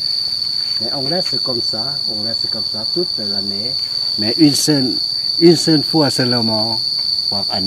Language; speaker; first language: French; non-native, fluent; Lao